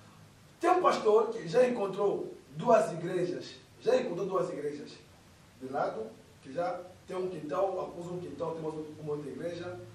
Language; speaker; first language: Portuguese; non-native, fluent; Lingala